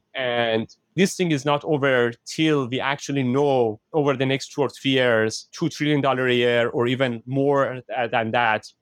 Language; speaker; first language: English; non-native, fluent; Persian